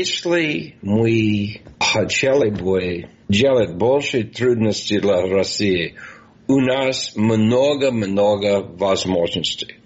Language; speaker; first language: Russian; non-native, fluent; English